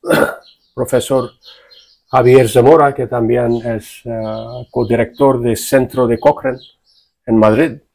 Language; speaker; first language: Spanish; non-native, fluent; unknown